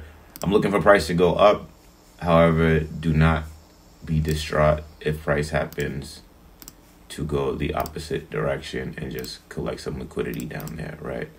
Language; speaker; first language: English; native; English